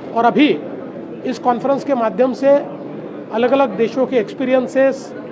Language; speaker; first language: Hindi; non-native, local second language; Marathi